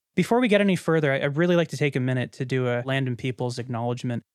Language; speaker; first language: English; native; English